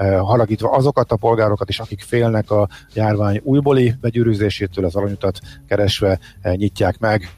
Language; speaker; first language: Hungarian; native; Hungarian